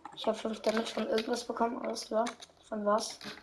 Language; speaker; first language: German; native; German